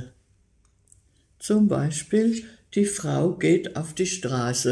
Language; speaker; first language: German; native; German